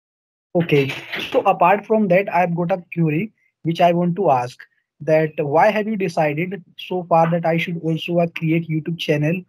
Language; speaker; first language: English; non-native, learner; Hindi